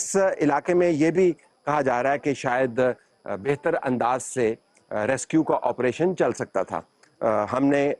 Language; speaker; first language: Urdu; native; Urdu